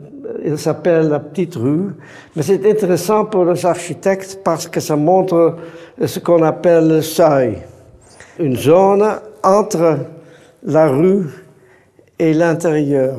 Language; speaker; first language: French; non-native, fluent; Dutch